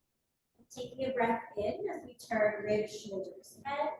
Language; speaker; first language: English; native; English